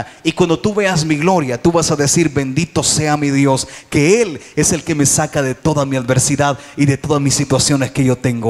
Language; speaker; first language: Spanish; native; Spanish